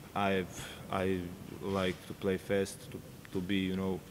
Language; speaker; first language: English; non-native, fluent; Serbian